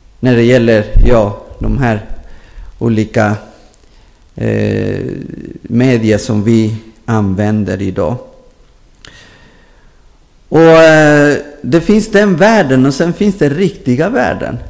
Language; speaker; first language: Swedish; non-native, fluent; Spanish